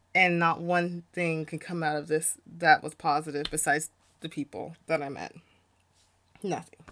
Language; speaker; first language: English; native; English